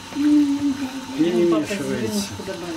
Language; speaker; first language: Russian; native; Russian